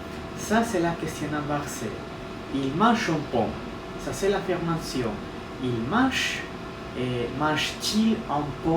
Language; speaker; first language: French; non-native, fluent; Spanish